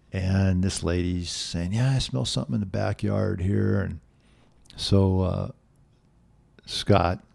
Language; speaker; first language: English; native; English